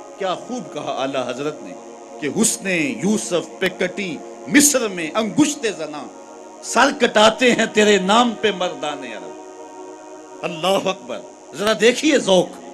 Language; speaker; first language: Urdu; non-native, local second language; Punjabi